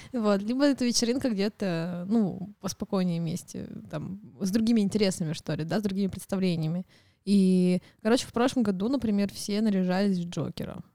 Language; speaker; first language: Russian; native; Russian